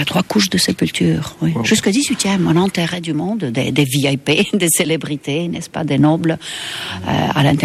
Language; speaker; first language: French; non-native, fluent; Estonian